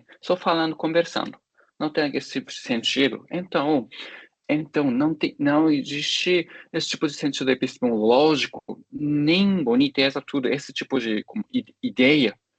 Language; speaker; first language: Portuguese; non-native, fluent; Japanese